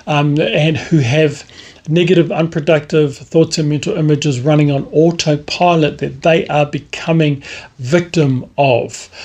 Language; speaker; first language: English; native; English